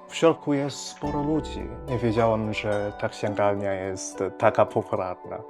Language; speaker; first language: Polish; non-native, fluent; Chinese